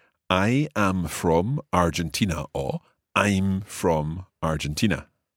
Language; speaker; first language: English; native; English